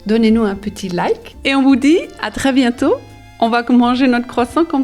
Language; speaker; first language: French; early bilingual, heritage; French